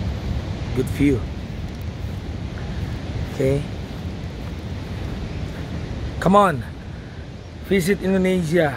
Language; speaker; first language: English; non-native, learner; Indonesian